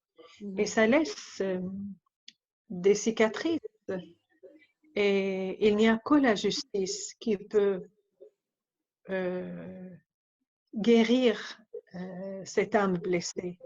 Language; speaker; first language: French; non-native, fluent; Arabic